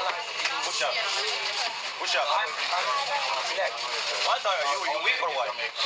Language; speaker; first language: English; non-native, fluent; Indonesian